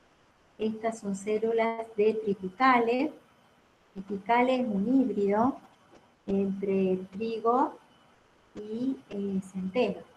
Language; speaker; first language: Spanish; native; Spanish